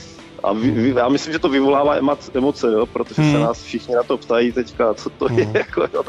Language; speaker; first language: Czech; native; Czech